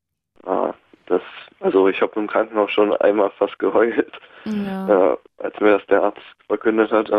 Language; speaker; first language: German; native; German